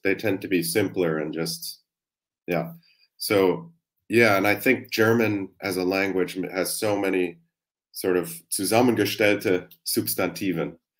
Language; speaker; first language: English; native; English